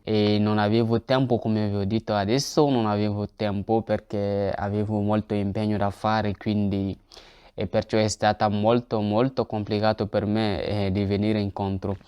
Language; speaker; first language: Italian; non-native, learner; Bambara